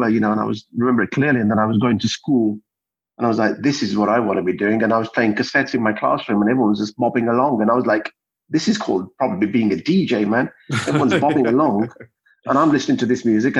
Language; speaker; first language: English; native; English